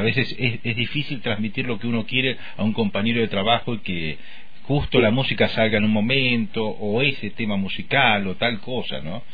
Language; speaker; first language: Spanish; native; Spanish